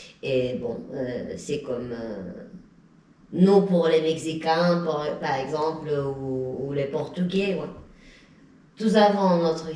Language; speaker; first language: French; non-native, fluent; Spanish